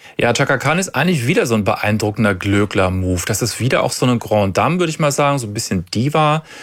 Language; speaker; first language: German; native; German